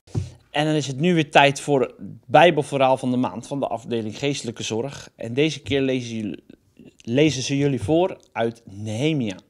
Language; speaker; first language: Dutch; native; Dutch